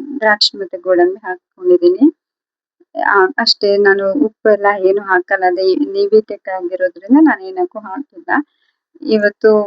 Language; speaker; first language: Kannada; non-native, local second language; Tulu